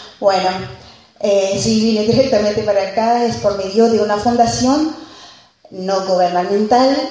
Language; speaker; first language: Spanish; non-native, fluent; Haitian Creole